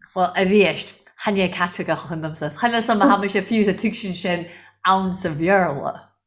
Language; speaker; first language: Irish; non-native, local second language; English